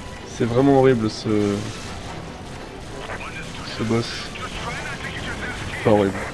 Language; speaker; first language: French; native; French